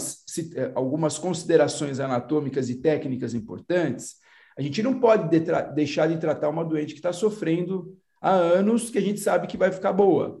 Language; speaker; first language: Portuguese; native; Portuguese